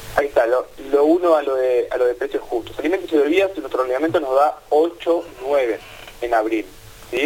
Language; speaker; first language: Spanish; native; Spanish